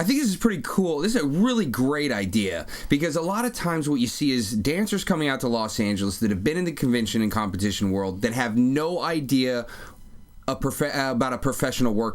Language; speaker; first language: English; native; English